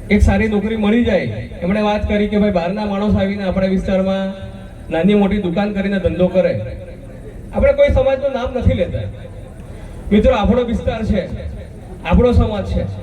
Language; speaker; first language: Gujarati; non-native, local second language; Kukna